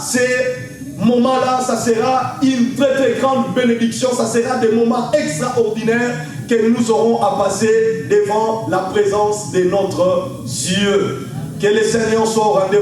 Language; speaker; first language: French; non-native, local second language; Lingala